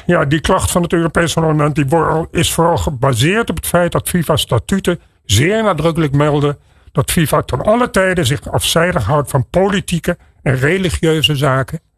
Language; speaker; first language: Dutch; native; Dutch